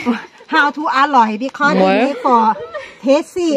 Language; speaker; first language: English; non-native, learner; Thai